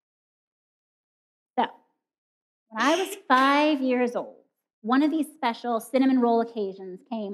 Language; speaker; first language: English; native; English